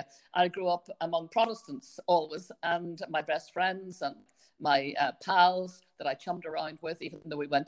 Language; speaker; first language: English; native; English